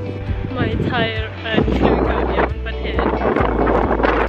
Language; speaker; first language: Welsh; non-native, learner; English